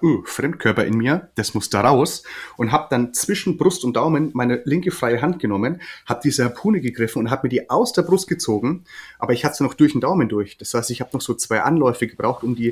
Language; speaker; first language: German; native; German